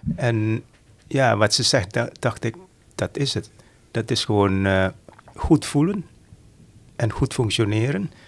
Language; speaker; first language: Dutch; non-native, fluent; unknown